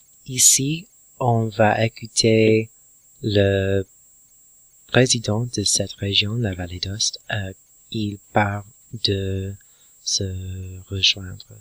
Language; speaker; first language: French; non-native, learner; English